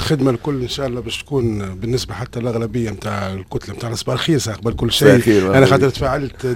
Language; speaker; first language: Arabic; native; Arabic